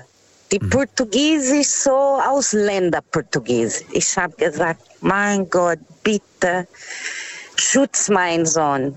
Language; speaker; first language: German; non-native, learner; Portuguese